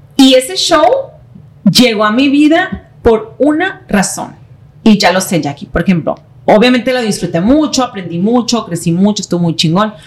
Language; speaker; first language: Spanish; native; Spanish